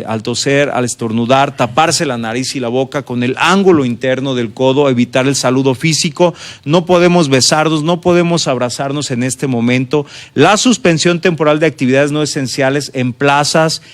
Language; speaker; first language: Spanish; native; Spanish